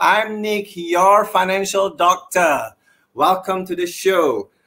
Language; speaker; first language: English; non-native, local second language; Malay